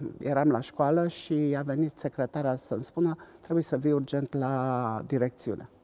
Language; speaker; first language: Romanian; non-native, local second language; Hungarian